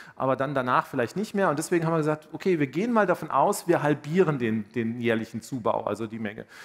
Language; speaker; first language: German; native; German